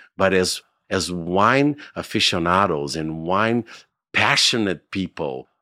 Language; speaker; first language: English; non-native, fluent; Portuguese